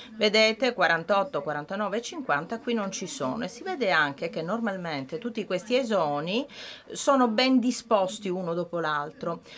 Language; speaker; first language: Italian; non-native, fluent; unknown